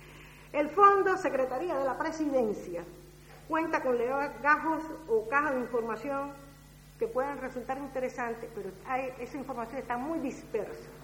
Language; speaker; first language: Spanish; native; Spanish